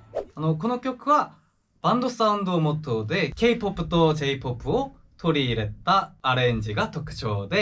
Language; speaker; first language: Japanese; non-native, fluent; Korean